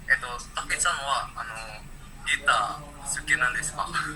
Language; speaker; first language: Japanese; non-native, learner; Indonesian